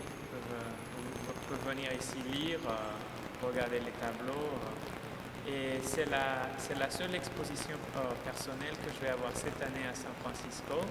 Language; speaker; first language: French; non-native, fluent; Spanish